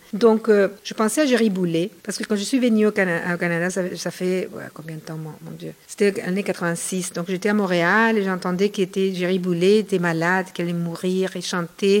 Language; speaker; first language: French; non-native, fluent; Spanish